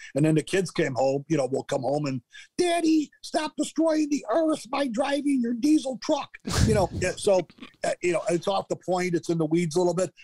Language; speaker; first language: English; native; English